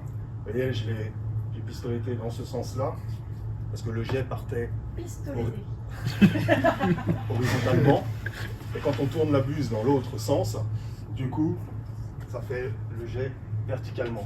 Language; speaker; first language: French; native; French